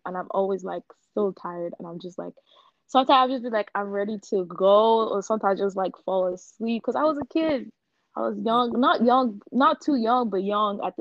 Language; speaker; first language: English; non-native, local second language; Yoruba